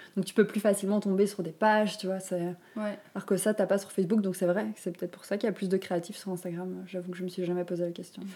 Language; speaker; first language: French; native; French